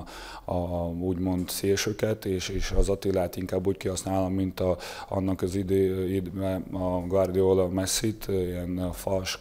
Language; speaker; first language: Hungarian; non-native, fluent; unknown